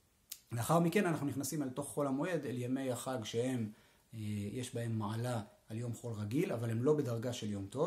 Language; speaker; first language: Hebrew; native; Hebrew